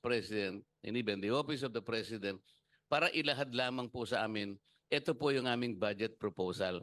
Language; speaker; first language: Filipino; native; Filipino